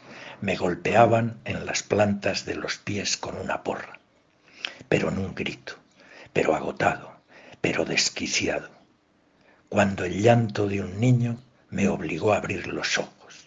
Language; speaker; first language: Spanish; native; Spanish